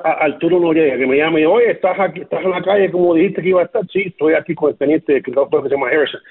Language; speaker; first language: Spanish; early bilingual, other home language; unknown